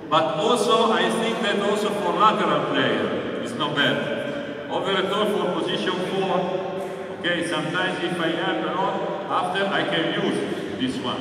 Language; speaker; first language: English; non-native, learner; Italian